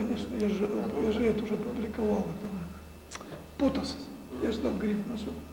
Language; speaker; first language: Russian; native; Russian